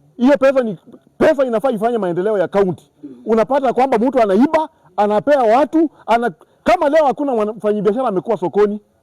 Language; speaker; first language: Swahili; non-native, local second language; Luyia